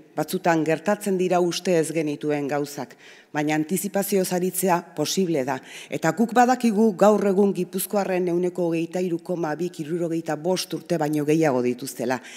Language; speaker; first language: Basque; native; Basque